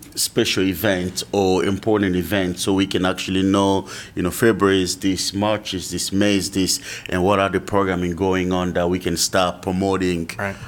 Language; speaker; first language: English; non-native, fluent; French